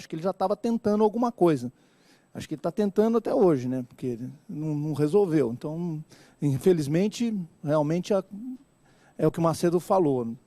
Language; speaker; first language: Portuguese; native; Portuguese